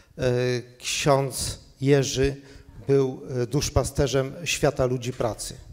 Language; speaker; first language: Polish; native; Polish